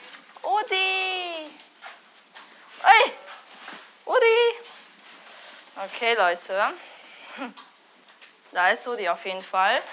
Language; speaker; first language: German; early bilingual, other home language; Hungarian